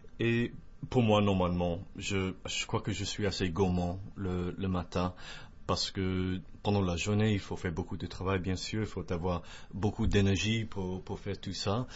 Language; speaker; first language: French; non-native, fluent; English